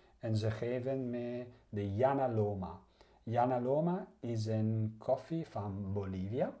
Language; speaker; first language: Dutch; non-native, learner; Italian